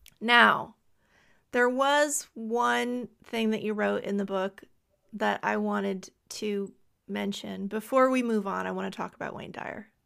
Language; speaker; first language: English; native; English